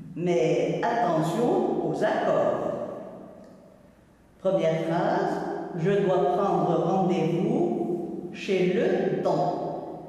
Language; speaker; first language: French; non-native, local second language; Arabic